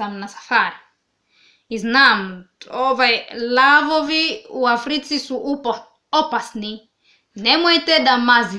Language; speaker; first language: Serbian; non-native, learner; English